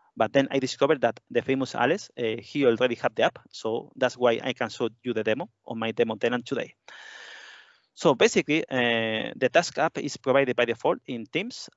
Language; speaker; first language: English; non-native, fluent; Spanish